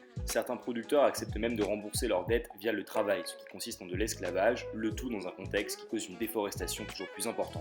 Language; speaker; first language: French; native; French